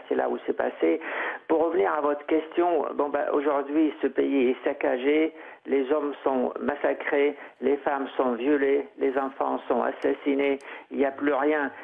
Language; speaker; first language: French; non-native, fluent; Arabic